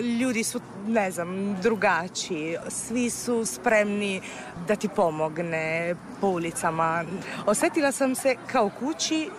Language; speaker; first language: Serbian; non-native, fluent; Italian